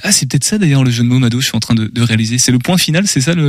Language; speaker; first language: French; native; French